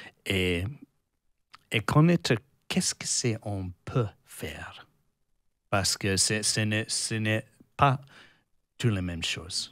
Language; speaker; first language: French; non-native, learner; English